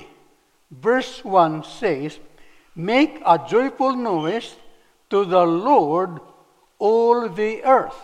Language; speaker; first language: English; non-native, local second language; Cebuano